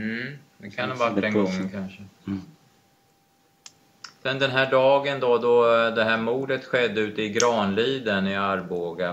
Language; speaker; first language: Swedish; native; Swedish